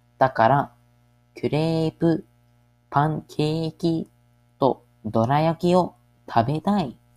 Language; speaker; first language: Japanese; non-native, learner; English